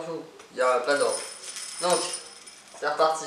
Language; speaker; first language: French; native; French